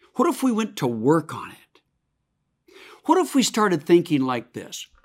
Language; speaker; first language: English; native; English